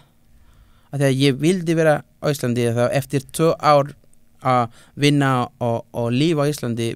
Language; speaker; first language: Icelandic; non-native, fluent; Spanish